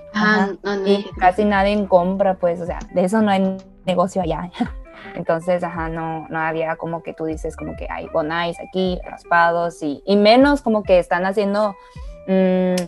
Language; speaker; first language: Spanish; early bilingual, other home language; Chinese